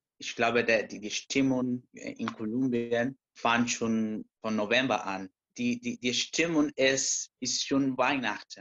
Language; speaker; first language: German; non-native, learner; Spanish